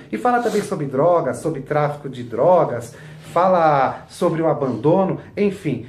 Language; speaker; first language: Portuguese; native; Portuguese